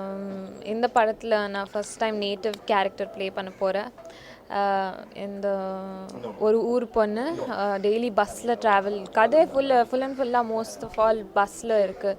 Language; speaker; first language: Tamil; non-native, fluent; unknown